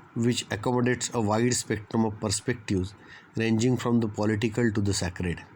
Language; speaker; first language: English; non-native, local second language; Marathi